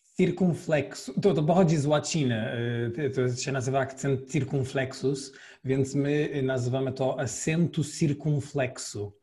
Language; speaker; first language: Polish; non-native, fluent; Portuguese